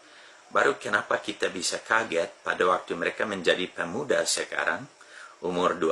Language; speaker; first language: Indonesian; non-native, fluent; English